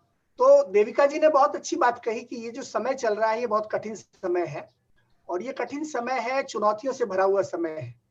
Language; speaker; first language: Hindi; native; Hindi